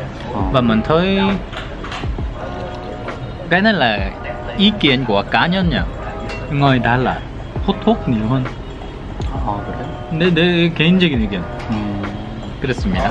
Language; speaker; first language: Vietnamese; non-native, fluent; Korean